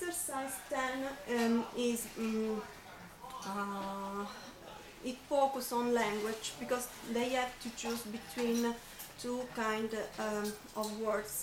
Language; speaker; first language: English; non-native, fluent; Italian